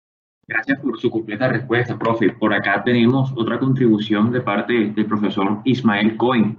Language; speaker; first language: Spanish; native; Spanish